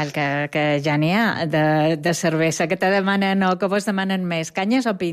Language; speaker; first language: Catalan; native; Catalan